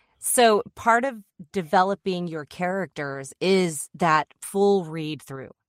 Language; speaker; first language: English; native; English